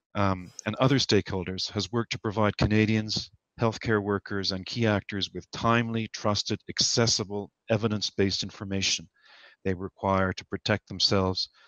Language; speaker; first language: English; native; English